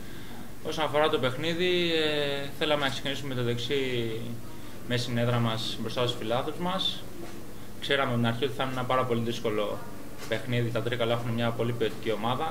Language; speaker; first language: Greek; native; Greek